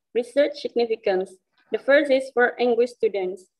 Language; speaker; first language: English; non-native, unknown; Indonesian